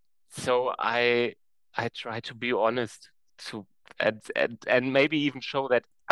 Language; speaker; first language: English; non-native, fluent; German